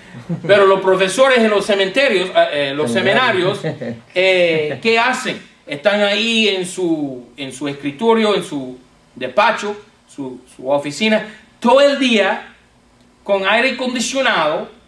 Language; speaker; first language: Spanish; non-native, fluent; English